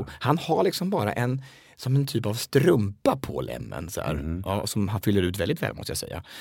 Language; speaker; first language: Swedish; native; Swedish